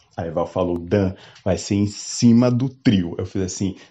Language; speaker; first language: Portuguese; native; Portuguese